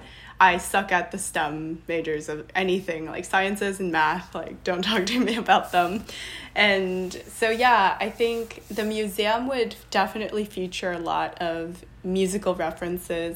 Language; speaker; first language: English; native; English